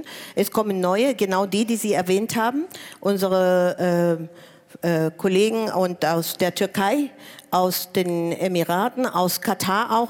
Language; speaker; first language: German; non-native, fluent; Spanish